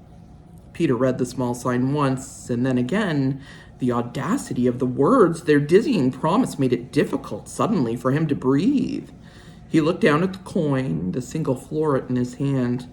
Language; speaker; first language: English; native; English